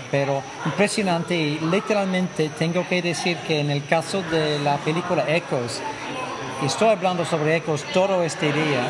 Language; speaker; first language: Spanish; non-native, fluent; English